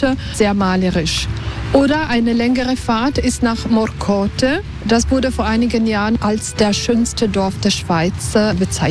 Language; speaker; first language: German; non-native, local second language; Italian